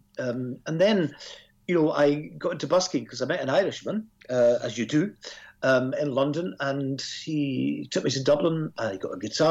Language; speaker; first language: English; native; English